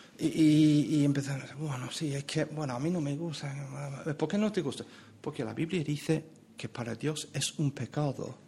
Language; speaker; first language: Spanish; non-native, fluent; English